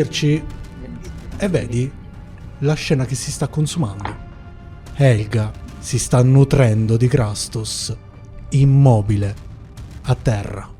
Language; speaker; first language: Italian; native; Italian